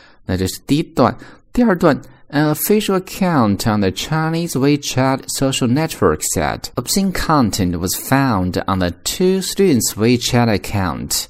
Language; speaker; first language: English; non-native, fluent; Chinese